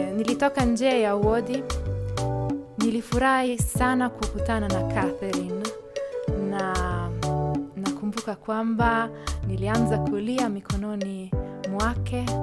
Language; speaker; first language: Swahili; non-native, fluent; Italian